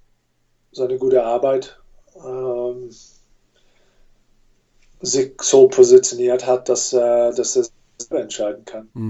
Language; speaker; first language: German; non-native, fluent; English